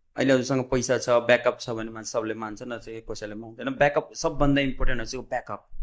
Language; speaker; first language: Nepali; non-native, local second language; Bhojpuri